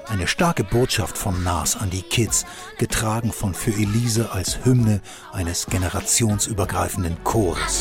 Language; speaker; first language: German; native; German